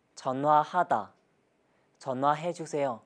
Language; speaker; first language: Korean; non-native, fluent; Vietnamese